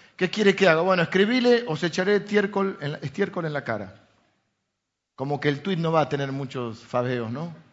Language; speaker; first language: Spanish; native; Spanish